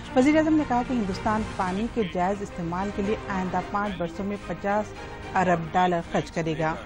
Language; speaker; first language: Urdu; native; Urdu